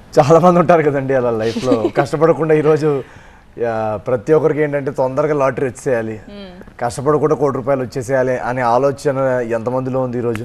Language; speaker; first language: Telugu; native; Telugu